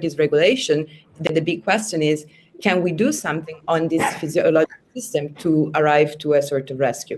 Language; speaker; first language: English; non-native, fluent; Italian